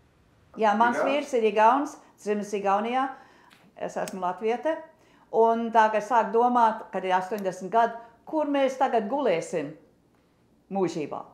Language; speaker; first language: Latvian; early bilingual, heritage; English